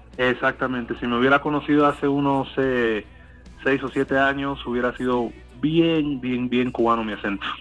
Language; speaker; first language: Spanish; early bilingual, heritage; English